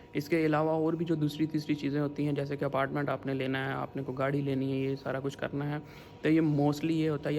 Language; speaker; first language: Urdu; non-native, local second language; Punjabi